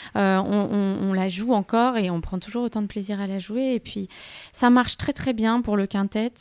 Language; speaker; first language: French; native; French